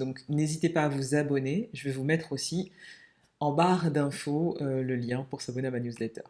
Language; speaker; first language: French; native; French